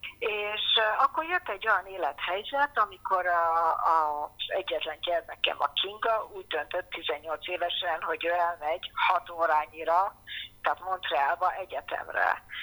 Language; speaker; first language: Hungarian; early bilingual, heritage; Hungarian